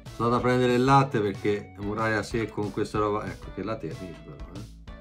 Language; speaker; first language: Italian; native; Italian